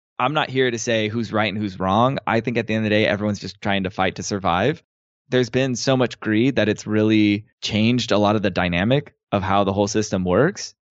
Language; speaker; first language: English; native; English